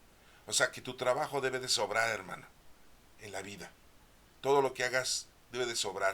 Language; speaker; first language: Spanish; native; Spanish